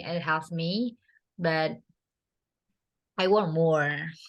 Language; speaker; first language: English; non-native, learner; Indonesian